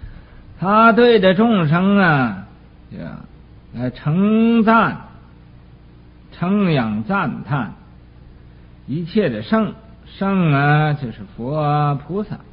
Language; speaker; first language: Chinese; native; Chinese